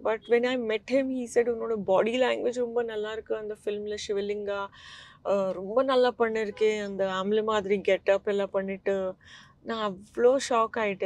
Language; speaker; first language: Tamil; non-native, fluent; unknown